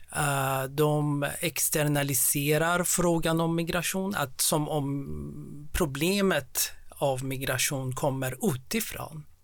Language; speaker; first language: Swedish; non-native, fluent; Persian